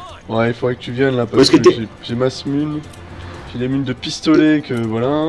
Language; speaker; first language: French; native; French